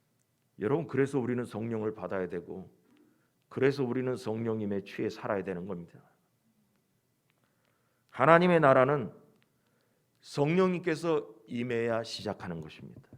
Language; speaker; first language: Korean; native; Korean